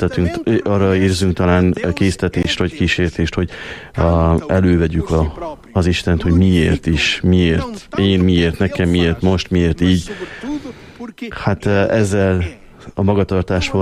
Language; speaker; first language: Hungarian; native; Hungarian